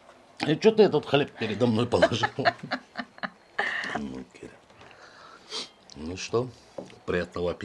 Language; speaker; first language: Russian; native; Russian